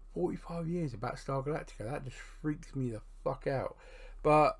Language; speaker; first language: English; native; English